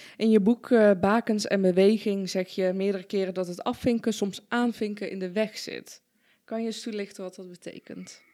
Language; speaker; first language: Dutch; early bilingual, other home language; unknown